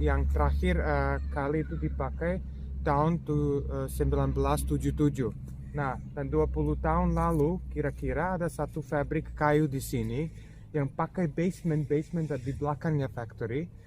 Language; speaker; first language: Indonesian; non-native, fluent; Serbian